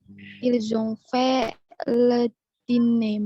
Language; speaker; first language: French; non-native, learner; Indonesian